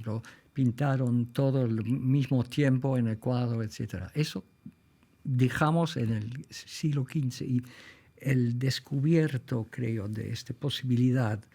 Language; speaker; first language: Spanish; non-native, fluent; Dutch